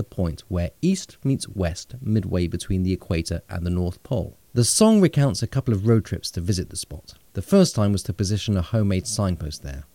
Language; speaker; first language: English; native; English